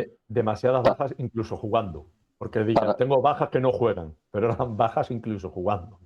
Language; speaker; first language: Spanish; native; Spanish